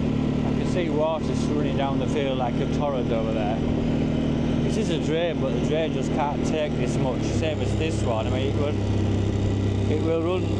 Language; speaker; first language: English; native; English